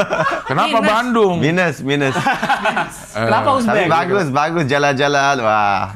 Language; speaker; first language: Indonesian; non-native, fluent; Uzbek